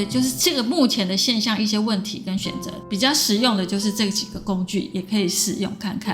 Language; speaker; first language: Chinese; native; Chinese